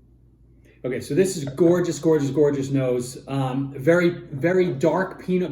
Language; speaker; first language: English; native; English